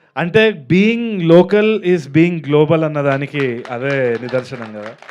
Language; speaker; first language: Telugu; native; Telugu